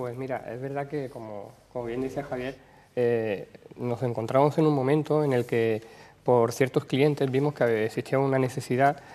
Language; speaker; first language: Spanish; native; Spanish